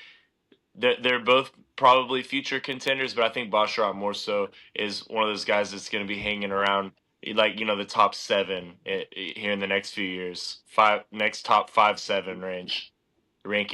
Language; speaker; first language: English; native; English